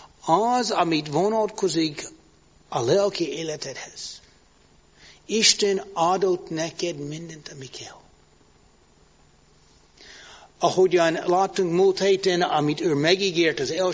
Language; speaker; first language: Hungarian; non-native, learner; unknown